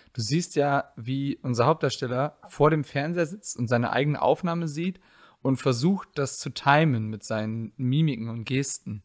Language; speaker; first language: German; native; German